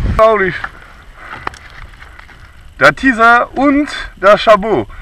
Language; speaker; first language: German; non-native, fluent; French